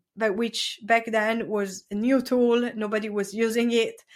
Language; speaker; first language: English; non-native, fluent; Italian